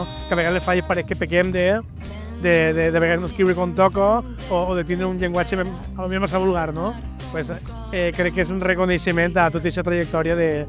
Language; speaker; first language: Catalan; native; Catalan